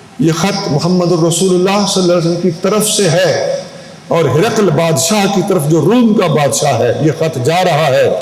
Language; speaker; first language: Urdu; non-native, local second language; Punjabi